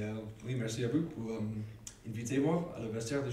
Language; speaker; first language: French; non-native, learner; English